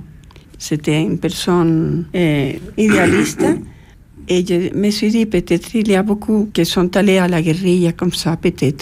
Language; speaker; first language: French; non-native, fluent; Spanish